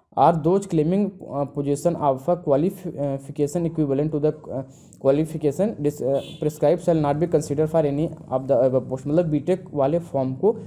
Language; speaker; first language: Hindi; native; Hindi